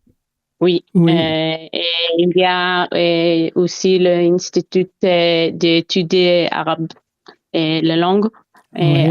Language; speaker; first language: French; non-native, learner; Hebrew